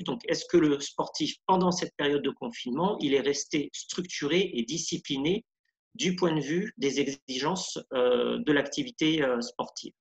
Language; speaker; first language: French; native; French